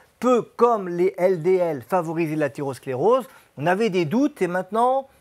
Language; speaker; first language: French; native; French